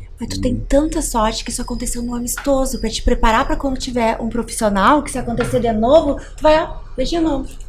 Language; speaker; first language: Portuguese; native; Portuguese